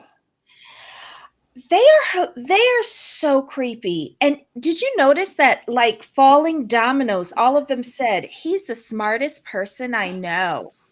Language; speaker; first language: English; native; English